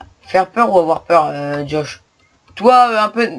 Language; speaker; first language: French; native; French